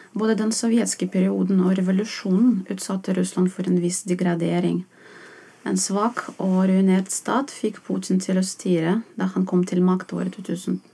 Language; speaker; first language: Norwegian; non-native, fluent; Russian